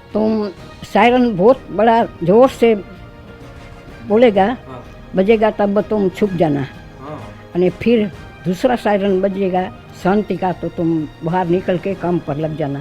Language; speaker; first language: Hindi; non-native, local second language; Gujarati